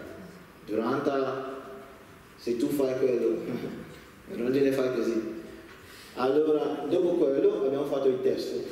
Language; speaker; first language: Italian; non-native, learner; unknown